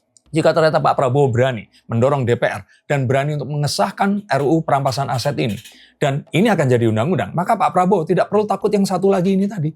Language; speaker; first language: Indonesian; native; Indonesian